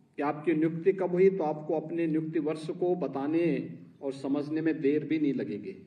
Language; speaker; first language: Hindi; native; Hindi